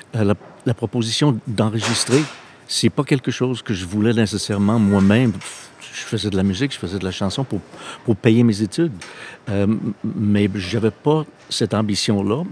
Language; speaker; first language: French; non-native, local second language; English